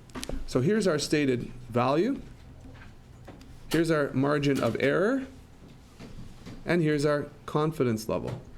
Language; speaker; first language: English; native; English